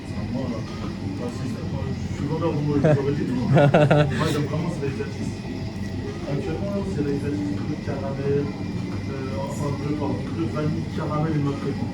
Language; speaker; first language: French; native; French